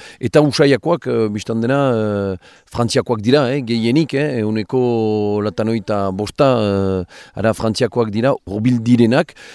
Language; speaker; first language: Basque; native; Basque